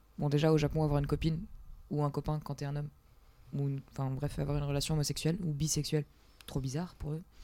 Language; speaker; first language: French; native; French